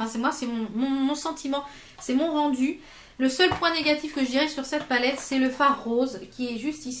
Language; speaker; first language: French; native; French